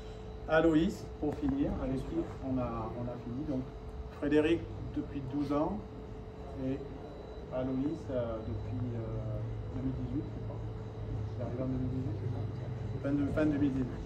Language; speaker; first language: French; native; French